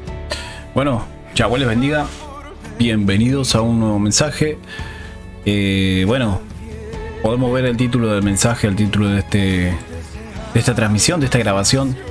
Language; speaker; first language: Spanish; native; Spanish